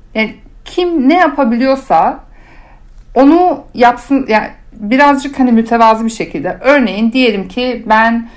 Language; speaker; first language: Turkish; early bilingual, heritage; Turkish